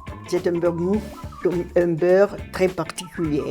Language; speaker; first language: French; non-native, fluent; Italian